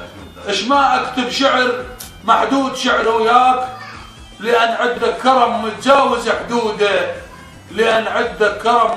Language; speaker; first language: Arabic; native; Arabic